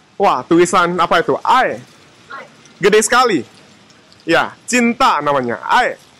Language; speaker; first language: Indonesian; native; Indonesian